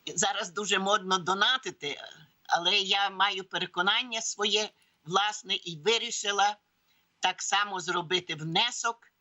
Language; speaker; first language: Ukrainian; native; Ukrainian